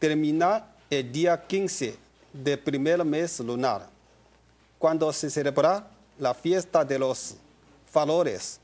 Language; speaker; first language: Spanish; non-native, learner; Chinese